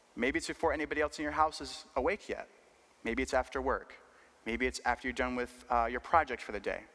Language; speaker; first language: English; early bilingual, other home language; Spanish